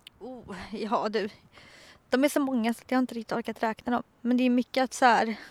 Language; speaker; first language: Swedish; native; Swedish